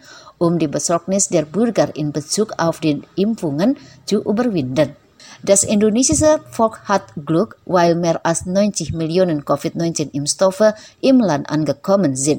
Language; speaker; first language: German; non-native, fluent; Indonesian